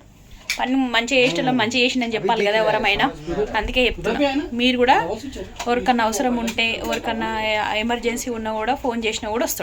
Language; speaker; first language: Telugu; native; Telugu